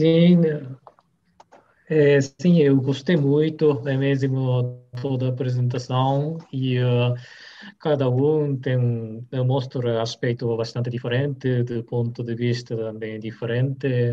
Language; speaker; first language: Portuguese; non-native, learner; Japanese